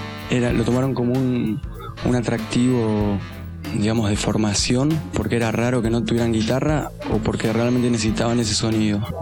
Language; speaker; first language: Spanish; native; Spanish